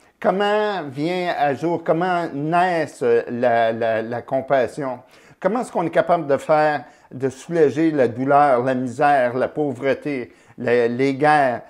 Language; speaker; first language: French; native; French